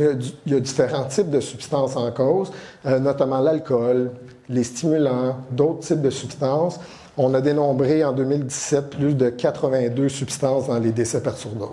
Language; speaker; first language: French; native; French